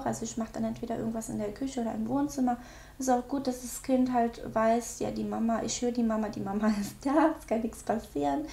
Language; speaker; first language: German; native; German